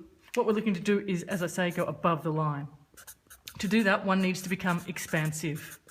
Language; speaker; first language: English; native; English